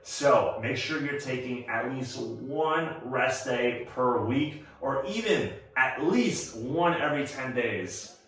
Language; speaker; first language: English; native; English